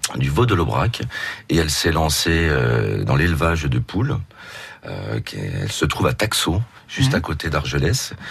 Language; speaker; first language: French; native; French